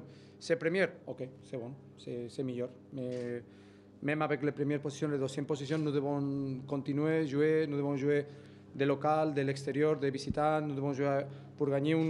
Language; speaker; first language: French; non-native, learner; Spanish